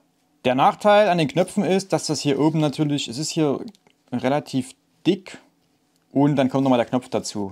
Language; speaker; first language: German; native; German